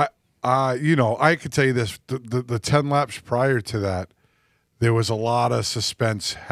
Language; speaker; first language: English; native; English